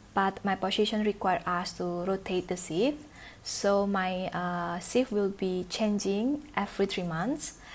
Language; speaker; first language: English; non-native, learner; Indonesian